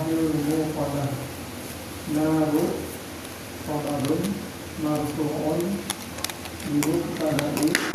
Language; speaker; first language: Arabic; non-native, learner; Indonesian